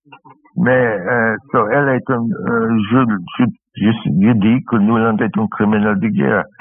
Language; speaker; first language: French; non-native, fluent; English